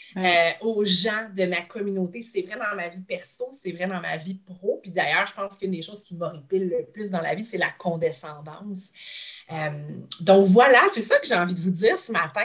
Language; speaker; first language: French; native; French